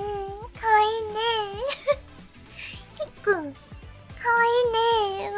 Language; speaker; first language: Japanese; native; Japanese